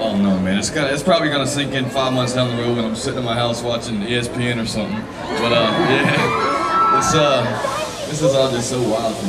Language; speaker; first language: English; native; English